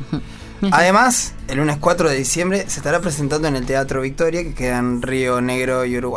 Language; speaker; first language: Spanish; native; Spanish